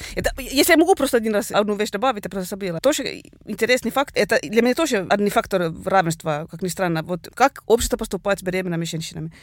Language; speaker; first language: Russian; non-native, fluent; Swedish